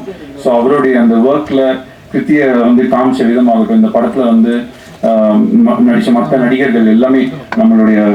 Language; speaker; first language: Tamil; native; Tamil